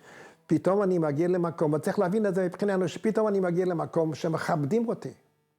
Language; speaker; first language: Hebrew; non-native, fluent; Hungarian